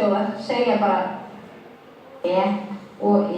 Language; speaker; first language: Icelandic; non-native, learner; Spanish